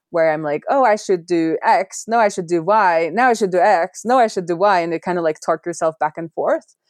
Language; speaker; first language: English; non-native, fluent; Norwegian